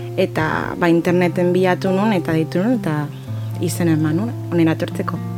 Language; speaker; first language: Basque; non-native, local second language; French